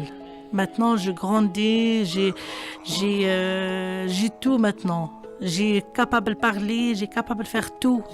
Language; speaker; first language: French; non-native, learner; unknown